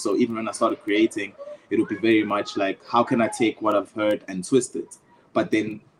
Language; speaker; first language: English; non-native, local second language; Zulu